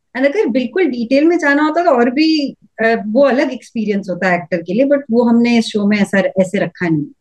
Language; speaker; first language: Hindi; native; Hindi